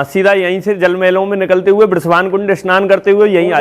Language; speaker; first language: Hindi; native; Hindi